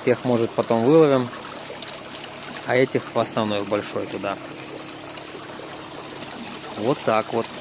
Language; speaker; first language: Russian; native; Russian